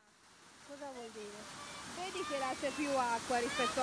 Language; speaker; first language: Italian; native; Italian